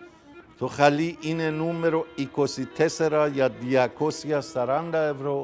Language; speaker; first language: Greek; non-native, fluent; Persian